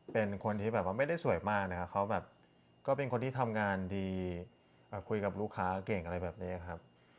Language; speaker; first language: Thai; early bilingual, other home language; Korean